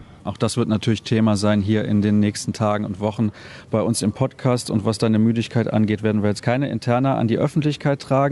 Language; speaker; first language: German; native; German